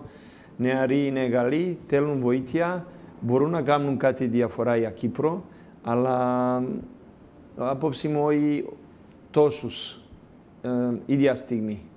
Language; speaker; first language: Greek; non-native, learner; Serbian